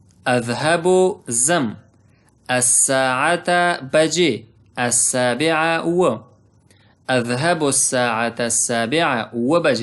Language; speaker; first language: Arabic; non-native, fluent; Pashto